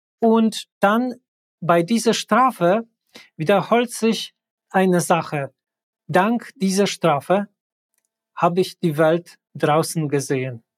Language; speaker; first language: German; non-native, fluent; Polish